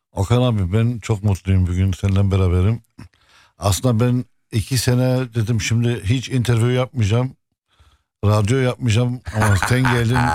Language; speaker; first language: Turkish; early bilingual, heritage; Arabic